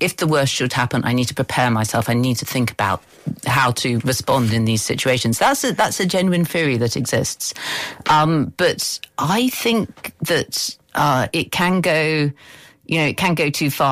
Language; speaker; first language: English; native; English